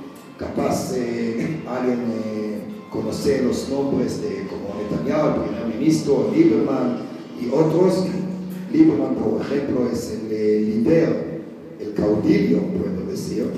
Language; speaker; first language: Spanish; non-native, fluent; Hebrew